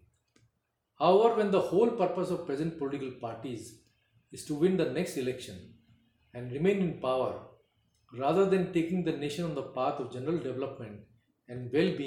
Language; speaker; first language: English; non-native, local second language; Hindi